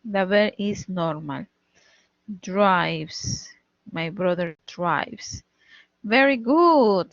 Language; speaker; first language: English; non-native, fluent; Spanish